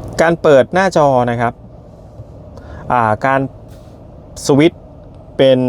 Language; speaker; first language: Thai; native; Thai